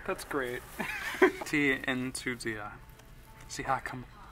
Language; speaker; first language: English; native; English